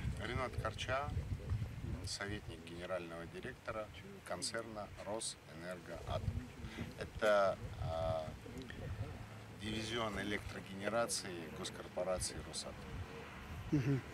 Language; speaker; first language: Russian; native; Russian